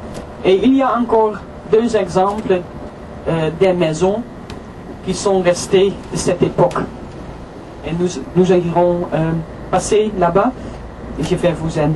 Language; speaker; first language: French; non-native, fluent; Dutch